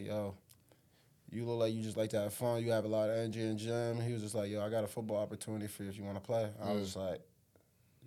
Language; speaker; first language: English; native; English